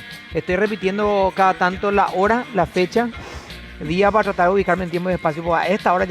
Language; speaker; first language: Spanish; native; Spanish